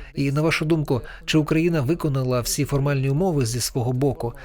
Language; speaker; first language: Ukrainian; native; Ukrainian